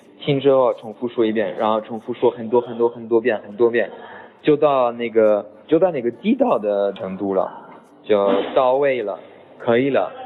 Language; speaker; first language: Chinese; non-native, fluent; French